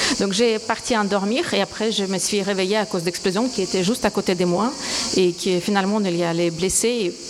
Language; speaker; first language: French; non-native, fluent; Ukrainian